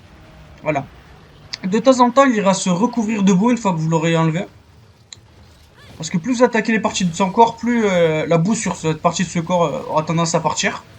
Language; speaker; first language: French; native; French